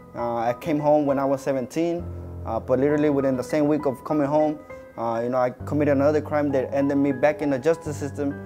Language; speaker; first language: English; native; English